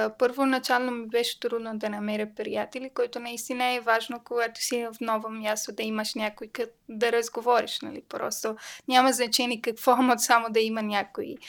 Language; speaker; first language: Bulgarian; non-native, learner; Persian